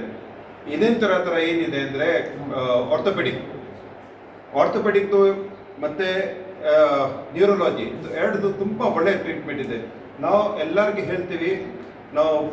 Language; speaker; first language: Kannada; non-native, local second language; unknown